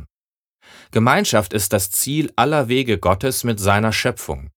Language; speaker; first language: German; native; German